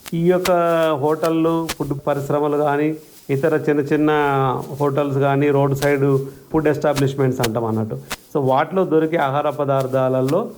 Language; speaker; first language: Telugu; native; Telugu